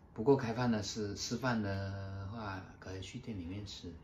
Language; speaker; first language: Chinese; native; Chinese